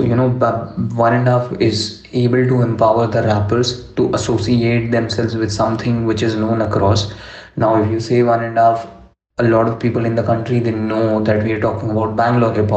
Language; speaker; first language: English; non-native, local second language; Urdu